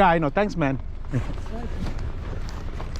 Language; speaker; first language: English; non-native, local second language; Filipino